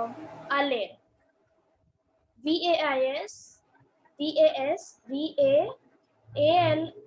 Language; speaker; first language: French; non-native, learner; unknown